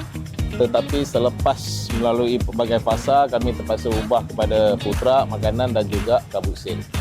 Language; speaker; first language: Malay; native; Malay